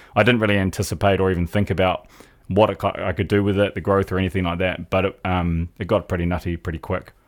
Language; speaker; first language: English; native; English